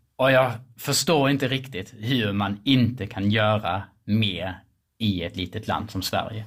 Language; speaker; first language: Swedish; non-native, fluent; German